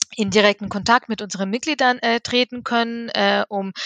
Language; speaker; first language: German; early bilingual, other home language; Russian